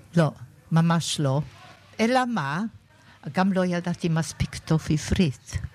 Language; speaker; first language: Hebrew; non-native, fluent; German